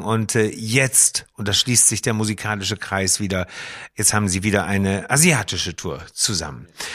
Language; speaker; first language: German; native; German